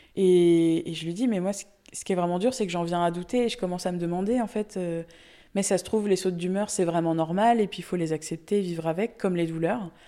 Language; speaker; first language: French; native; French